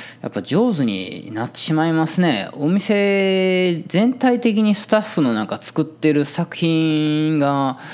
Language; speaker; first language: Japanese; native; Japanese